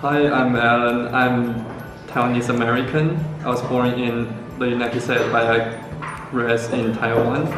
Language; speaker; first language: English; non-native, fluent; Chinese